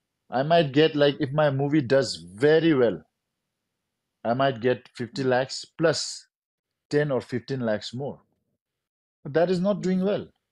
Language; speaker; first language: English; non-native, local second language; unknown